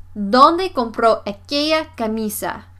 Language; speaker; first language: Spanish; non-native, fluent; English